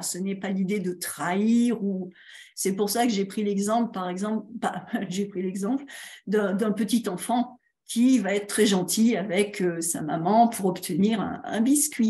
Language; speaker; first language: French; native; French